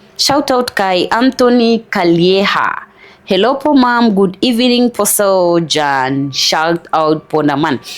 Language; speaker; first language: Filipino; non-native, fluent; Swahili